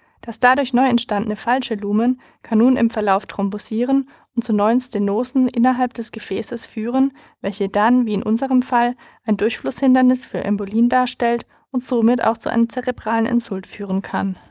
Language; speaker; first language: German; native; German